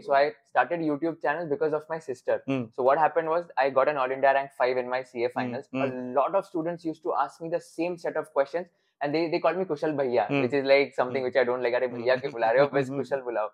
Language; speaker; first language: English; non-native, local second language; Hindi